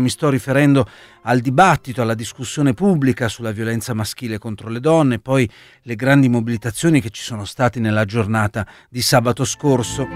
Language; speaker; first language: Italian; native; Italian